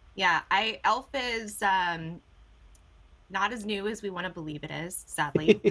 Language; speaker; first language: English; native; English